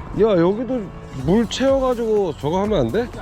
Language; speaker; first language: Korean; native; Korean